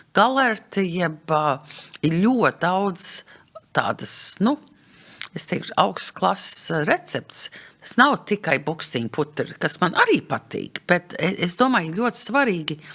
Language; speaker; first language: Latvian; early bilingual, heritage; English